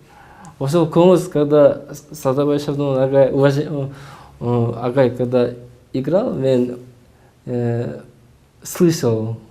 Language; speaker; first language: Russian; non-native, learner; Korean